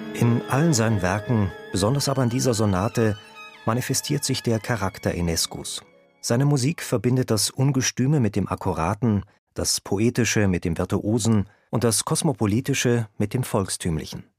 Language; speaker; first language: German; native; German